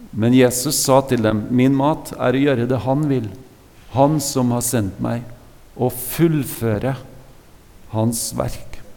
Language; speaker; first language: Norwegian; native; Norwegian